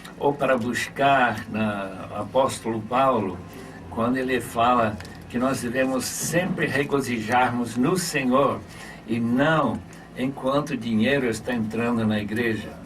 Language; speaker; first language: Portuguese; non-native, fluent; English